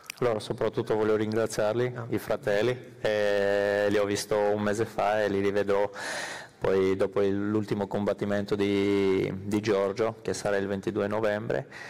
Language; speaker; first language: Italian; non-native, fluent; Armenian